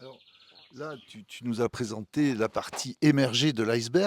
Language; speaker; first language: French; native; French